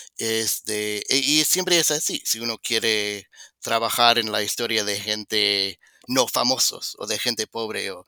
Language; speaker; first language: Spanish; non-native, fluent; English